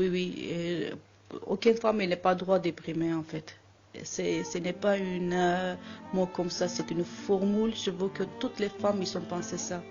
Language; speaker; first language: French; non-native, learner; Armenian